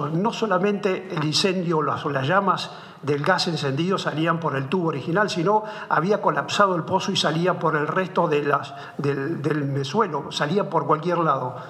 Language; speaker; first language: Spanish; native; Spanish